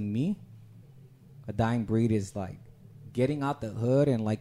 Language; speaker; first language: English; native; English